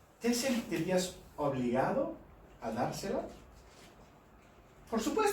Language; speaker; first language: Spanish; non-native, fluent; English